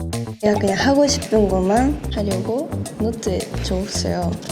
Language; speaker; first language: Korean; non-native, fluent; Japanese